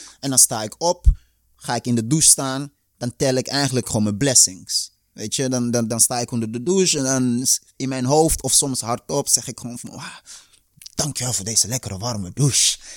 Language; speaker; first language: Dutch; early bilingual, other home language; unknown